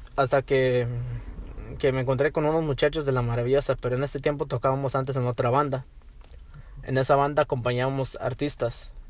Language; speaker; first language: Spanish; early bilingual, heritage; Spanish